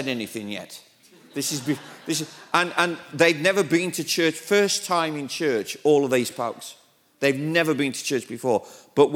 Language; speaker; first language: English; native; English